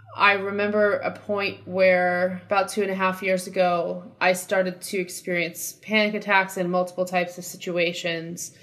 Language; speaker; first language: English; native; English